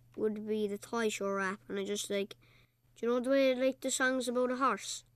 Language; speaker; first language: English; native; English